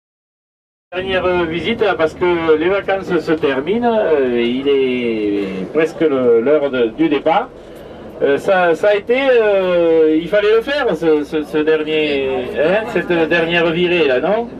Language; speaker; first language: French; native; French